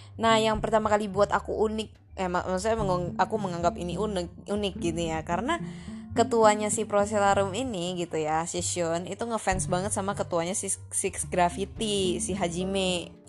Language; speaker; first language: Indonesian; native; Indonesian